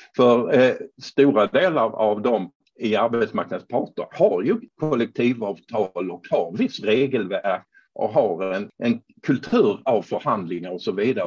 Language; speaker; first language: Swedish; non-native, fluent; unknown